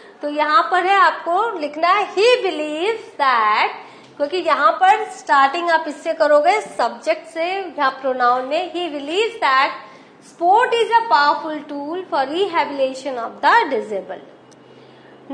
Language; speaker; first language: Hindi; native; Hindi